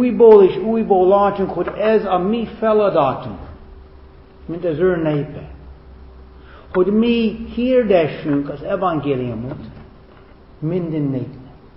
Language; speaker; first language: Hungarian; non-native, fluent; English